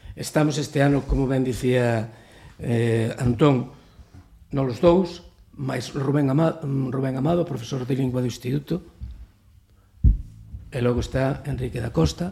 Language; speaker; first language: Galician; native; Galician